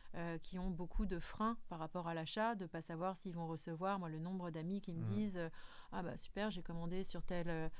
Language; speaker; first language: French; native; French